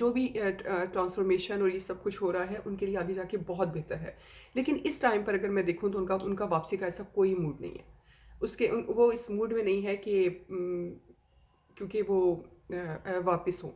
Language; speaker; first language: Hindi; native; Hindi